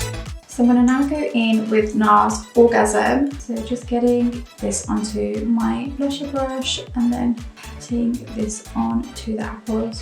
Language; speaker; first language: English; native; English